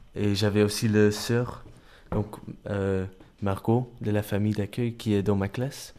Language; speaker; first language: French; non-native, local second language; Dutch